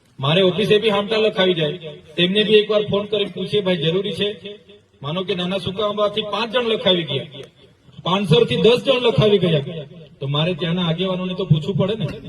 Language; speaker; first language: Gujarati; non-native, local second language; Vasavi